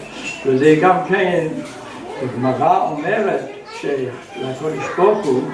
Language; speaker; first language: Hebrew; non-native, fluent; German